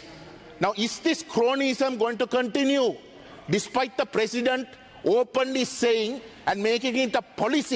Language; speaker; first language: English; non-native, local second language; Tamil